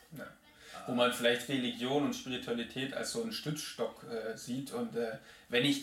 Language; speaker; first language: German; native; German